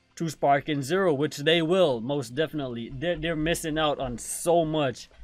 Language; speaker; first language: English; non-native, local second language; Jamaican Creole English